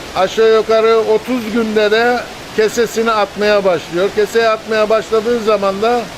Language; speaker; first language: Turkish; native; Turkish